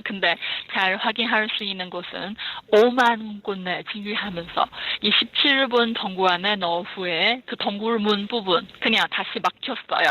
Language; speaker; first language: Korean; non-native, fluent; Chinese